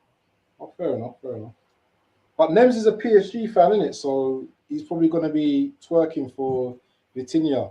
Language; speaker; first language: English; native; English